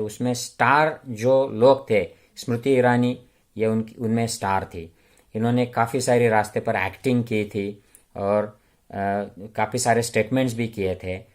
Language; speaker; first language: Hindi; non-native, local second language; Marathi